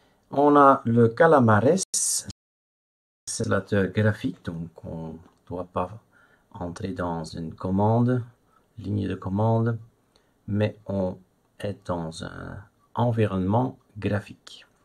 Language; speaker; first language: French; non-native, fluent; Dutch